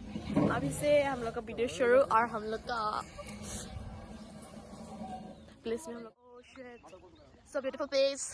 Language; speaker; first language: Hindi; non-native, local second language; Bangla